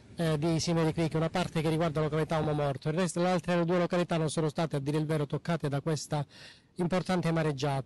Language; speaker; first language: Italian; native; Italian